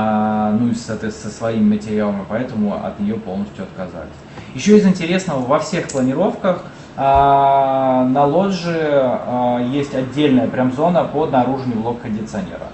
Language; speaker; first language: Russian; native; Russian